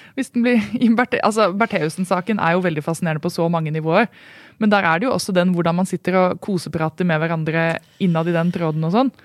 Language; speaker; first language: Norwegian; native; Norwegian